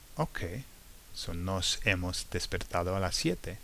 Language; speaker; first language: Spanish; non-native, learner; English